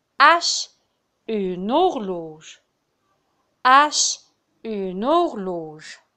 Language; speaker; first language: French; non-native, fluent; Arabic